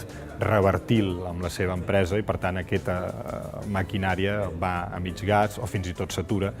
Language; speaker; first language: Catalan; native; Catalan